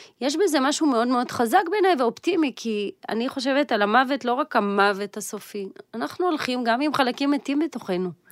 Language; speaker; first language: Hebrew; early bilingual, other home language; Russian